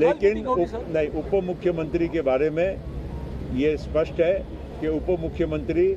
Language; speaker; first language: Hindi; non-native, local second language; Marathi